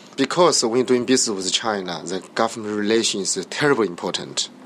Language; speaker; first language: English; non-native, learner; Chinese